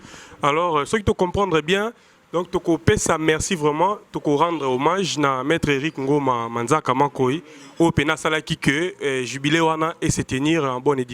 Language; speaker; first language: French; non-native, local second language; Lingala